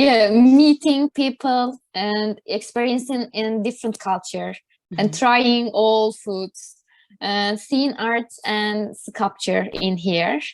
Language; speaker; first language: English; non-native, learner; Turkish